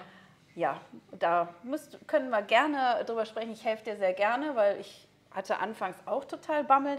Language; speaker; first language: German; native; German